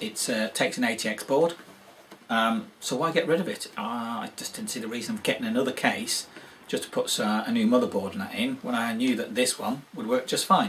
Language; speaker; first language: English; native; English